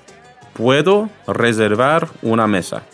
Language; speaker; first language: Spanish; non-native, fluent; English